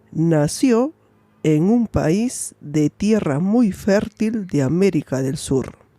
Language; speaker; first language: Spanish; native; Spanish